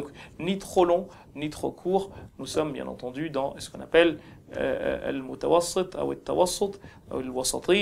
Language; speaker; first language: French; non-native, local second language; Ngazidja Comorian